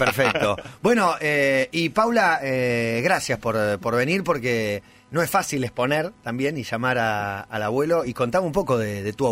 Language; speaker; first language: Spanish; native; Spanish